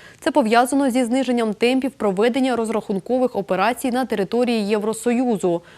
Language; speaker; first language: Ukrainian; native; Ukrainian